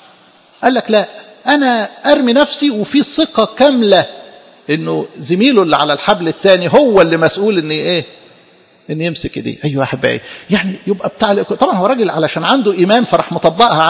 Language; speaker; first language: Arabic; native; Arabic